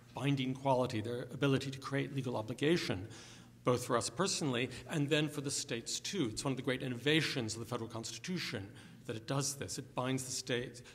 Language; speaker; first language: English; native; English